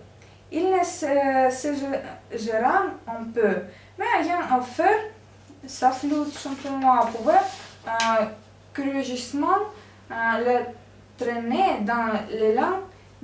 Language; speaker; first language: French; non-native, learner; Russian